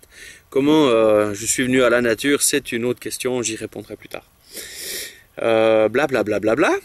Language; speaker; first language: French; native; French